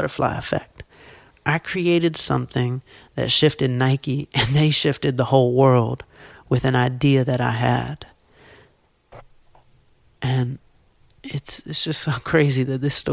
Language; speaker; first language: English; native; English